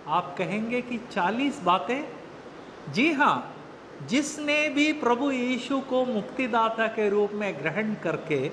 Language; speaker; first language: Hindi; native; Hindi